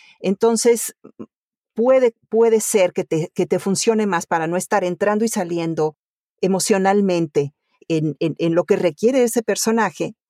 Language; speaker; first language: Spanish; early bilingual, other home language; Italian